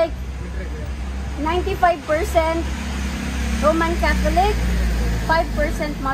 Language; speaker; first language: English; non-native, local second language; Cebuano